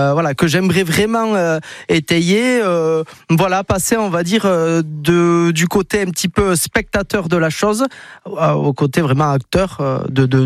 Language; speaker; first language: French; native; French